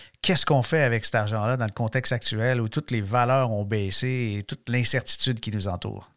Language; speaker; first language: French; native; French